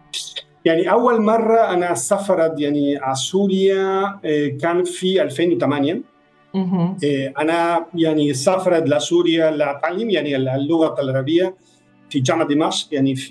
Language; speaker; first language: Arabic; non-native, fluent; Spanish